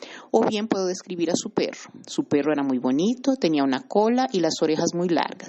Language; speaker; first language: Spanish; native; Spanish